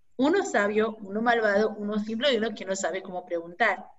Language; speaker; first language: Spanish; non-native, fluent; Hebrew